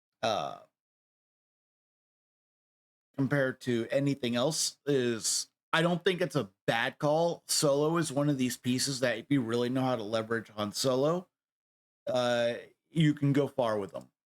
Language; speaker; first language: English; native; English